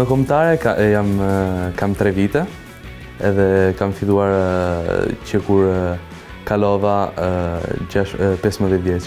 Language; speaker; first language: Albanian; early bilingual, heritage; Albanian